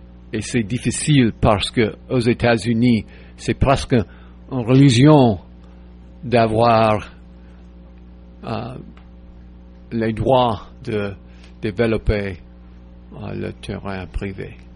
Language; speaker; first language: French; non-native, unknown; English